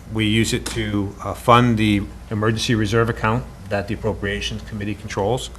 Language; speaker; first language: English; native; English